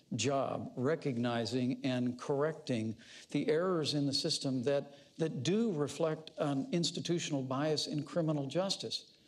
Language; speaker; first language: English; native; English